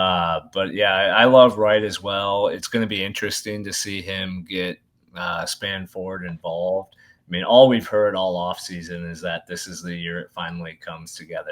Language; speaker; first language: English; native; English